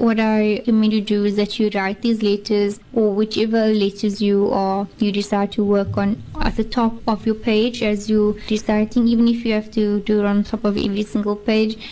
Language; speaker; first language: English; native; English